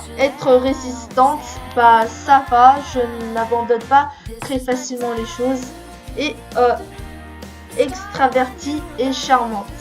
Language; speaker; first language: French; early bilingual, other home language; Korean